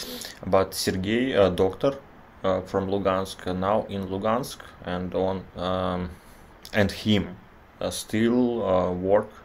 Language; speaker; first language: English; non-native, learner; Russian